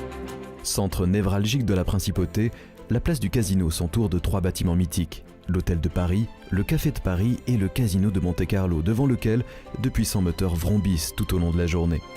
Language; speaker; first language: French; native; French